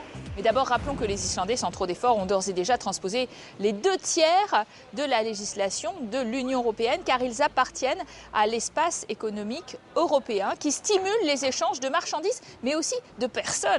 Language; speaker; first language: French; native; French